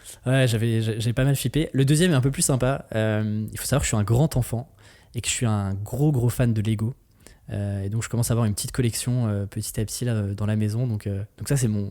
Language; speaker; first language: French; native; French